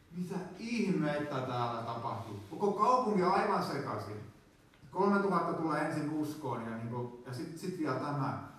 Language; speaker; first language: Finnish; native; Finnish